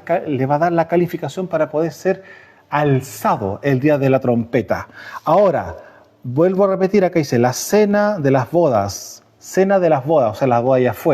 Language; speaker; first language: Spanish; native; Spanish